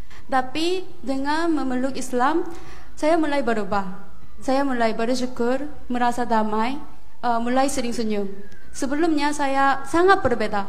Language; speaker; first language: Indonesian; non-native, learner; Korean